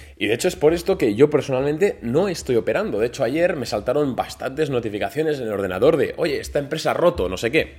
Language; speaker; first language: Spanish; native; Spanish